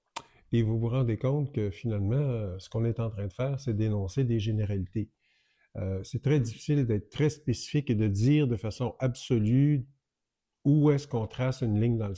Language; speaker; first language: French; native; French